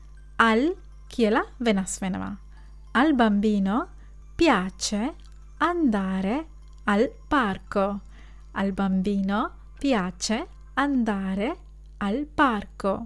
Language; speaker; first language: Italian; non-native, fluent; Sinhala